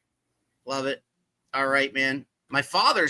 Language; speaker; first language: English; native; English